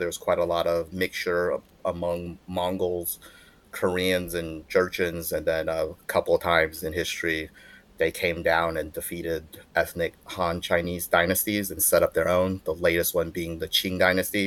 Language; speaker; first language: English; early bilingual, other home language; Chinese